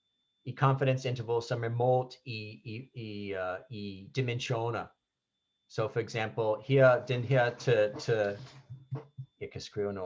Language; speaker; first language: Danish; non-native, fluent; English